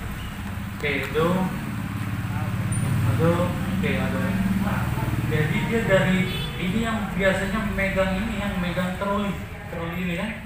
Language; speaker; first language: Indonesian; native; Indonesian